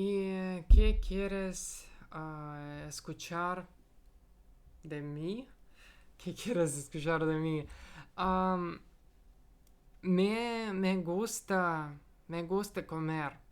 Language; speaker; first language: Spanish; non-native, learner; Russian